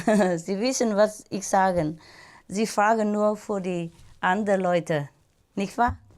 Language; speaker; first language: German; non-native, learner; Vietnamese